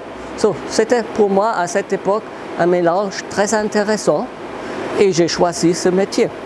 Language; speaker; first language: French; non-native, fluent; German